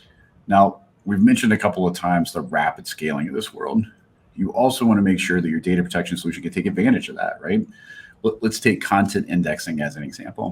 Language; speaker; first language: English; native; English